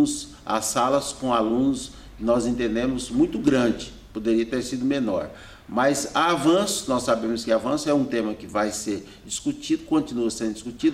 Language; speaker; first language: Portuguese; native; Portuguese